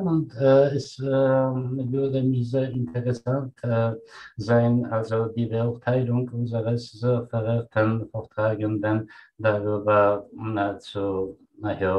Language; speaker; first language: German; non-native, fluent; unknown